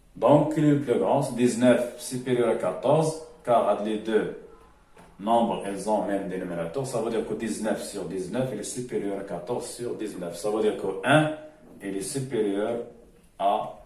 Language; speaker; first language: French; non-native, local second language; Arabic